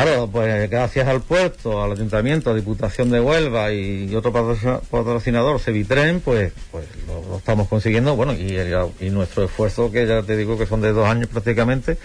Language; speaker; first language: Spanish; native; Spanish